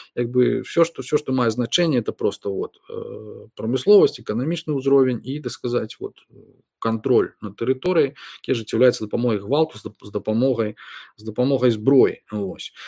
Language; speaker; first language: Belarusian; non-native, local second language; Russian